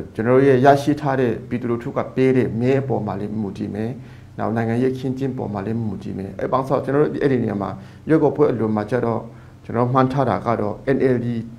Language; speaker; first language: Burmese; non-native, local second language; Hakha Chin